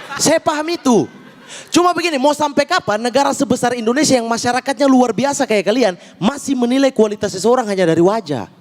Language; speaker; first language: Indonesian; native; Indonesian